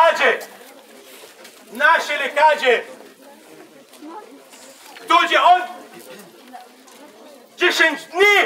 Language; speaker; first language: Polish; non-native, fluent; Arabic